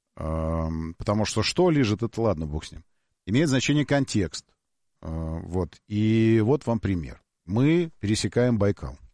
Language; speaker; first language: Russian; native; Russian